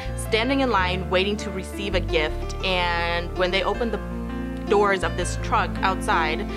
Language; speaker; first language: English; early bilingual, other home language; Ukrainian